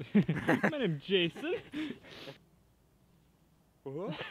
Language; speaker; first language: German; non-native, local second language; Luxembourgish